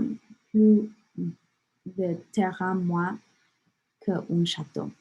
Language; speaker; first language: French; non-native, learner; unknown